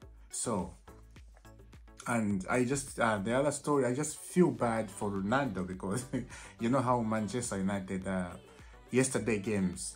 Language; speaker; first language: English; non-native, fluent; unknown